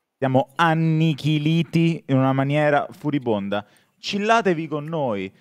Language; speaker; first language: Italian; native; Italian